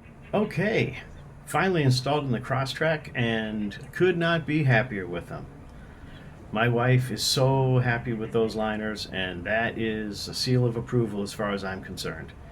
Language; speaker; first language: English; native; English